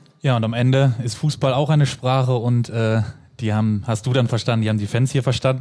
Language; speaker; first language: German; native; German